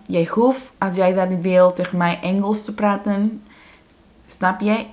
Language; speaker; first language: Dutch; non-native, fluent; Spanish